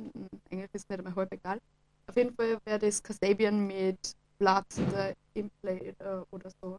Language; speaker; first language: German; native; German